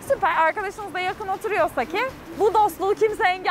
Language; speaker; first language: Turkish; native; Turkish